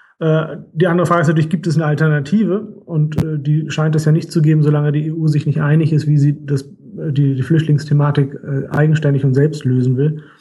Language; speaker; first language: German; native; German